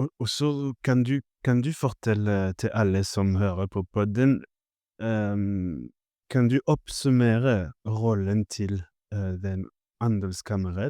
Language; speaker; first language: Norwegian; non-native, fluent; French